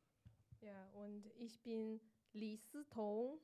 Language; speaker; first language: German; non-native, learner; Chinese